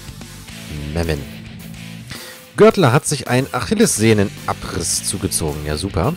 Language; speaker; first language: German; native; German